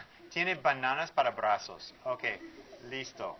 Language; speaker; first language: Spanish; non-native, fluent; English